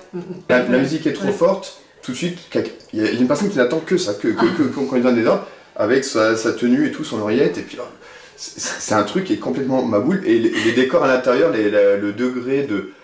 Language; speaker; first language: French; native; French